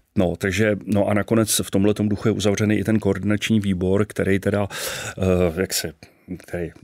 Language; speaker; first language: Czech; native; Czech